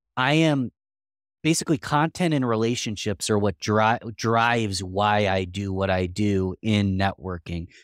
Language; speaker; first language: English; native; English